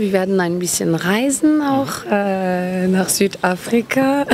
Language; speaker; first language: German; non-native, learner; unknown